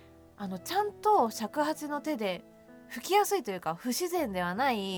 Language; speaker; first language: Japanese; native; Japanese